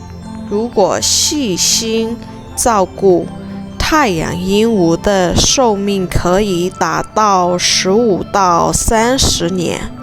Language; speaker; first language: Chinese; non-native, fluent; Burmese